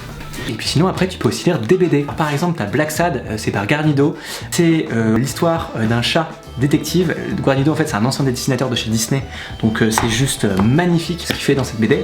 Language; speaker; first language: French; native; French